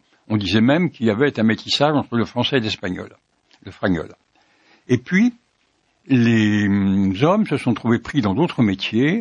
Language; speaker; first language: French; native; French